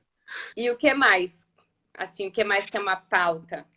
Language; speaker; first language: Portuguese; native; Portuguese